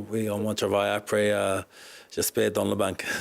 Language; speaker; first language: French; non-native, learner; English